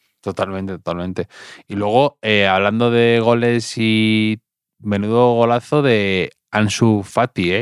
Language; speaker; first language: Spanish; native; Spanish